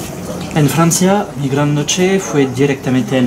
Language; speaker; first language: Spanish; non-native, learner; French